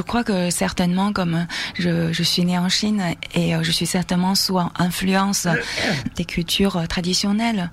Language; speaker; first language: French; non-native, fluent; Chinese